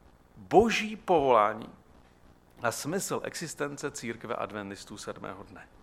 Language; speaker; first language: Czech; native; Czech